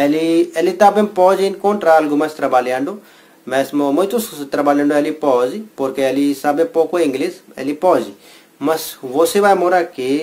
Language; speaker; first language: Portuguese; non-native, learner; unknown